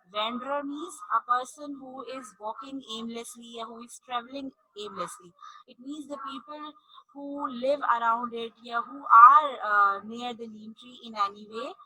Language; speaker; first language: English; non-native, local second language; Urdu